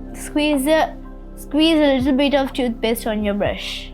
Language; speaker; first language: English; non-native, local second language; Telugu